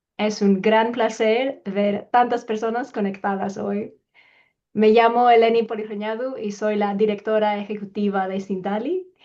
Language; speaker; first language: Spanish; non-native, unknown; Greek